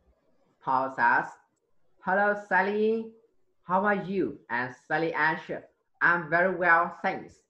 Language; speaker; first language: English; non-native, fluent; Vietnamese